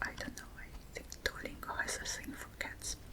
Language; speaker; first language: English; non-native, fluent; Russian